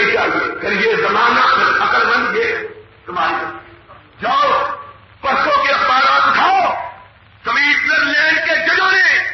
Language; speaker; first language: Urdu; non-native, local second language; Punjabi